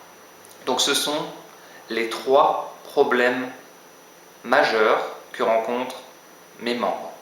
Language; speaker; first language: French; native; French